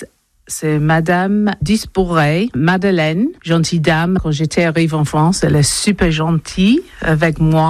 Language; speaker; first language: French; non-native, learner; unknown